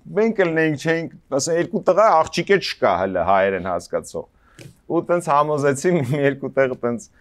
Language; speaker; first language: Armenian; native; Armenian